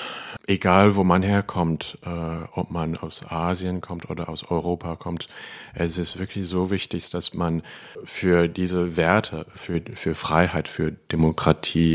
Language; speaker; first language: German; non-native, fluent; Cantonese